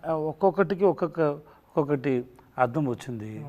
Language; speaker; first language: Telugu; non-native, learner; Tamil